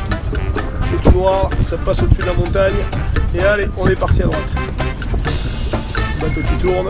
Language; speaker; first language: French; native; French